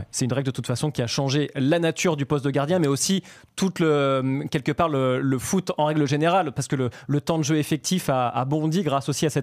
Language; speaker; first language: French; native; French